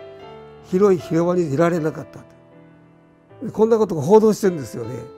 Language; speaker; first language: Japanese; native; Japanese